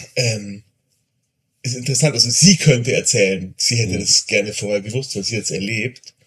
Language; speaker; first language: German; native; German